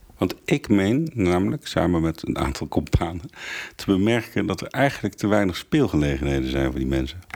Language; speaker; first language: Dutch; native; Dutch